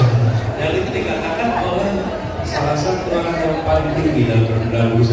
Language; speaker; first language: Indonesian; native; Indonesian